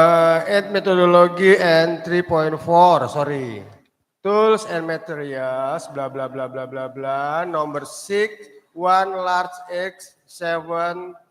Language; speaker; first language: English; non-native, learner; Indonesian